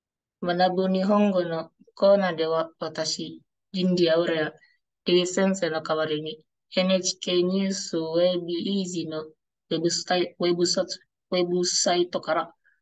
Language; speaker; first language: Japanese; non-native, learner; Indonesian